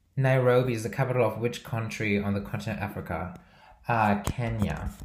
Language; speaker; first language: English; non-native, fluent; Portuguese